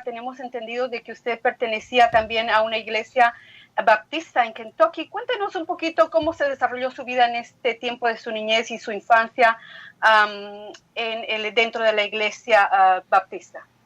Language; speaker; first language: Spanish; native; Spanish